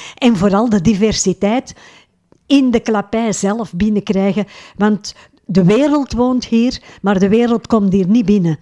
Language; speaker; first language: Dutch; native; Dutch